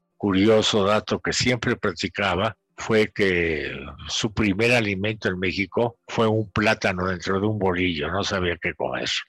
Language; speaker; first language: Spanish; native; Spanish